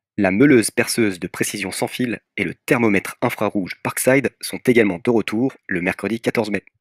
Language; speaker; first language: French; native; French